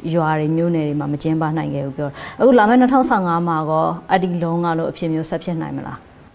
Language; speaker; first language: Burmese; native; Burmese